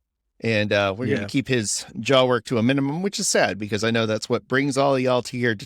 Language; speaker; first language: English; native; English